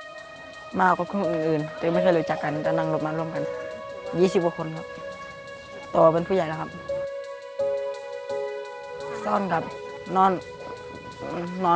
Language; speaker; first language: Thai; non-native, fluent; Khmer